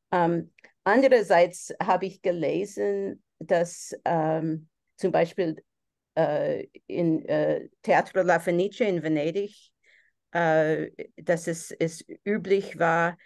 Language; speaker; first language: German; non-native, fluent; English